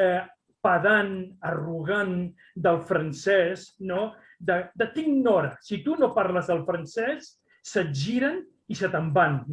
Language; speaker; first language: Catalan; non-native, local second language; Spanish